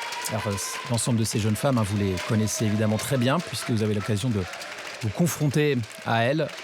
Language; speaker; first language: French; native; French